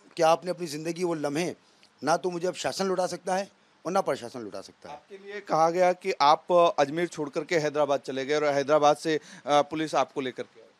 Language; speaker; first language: Hindi; native; Hindi